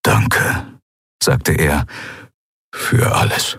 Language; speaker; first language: German; native; German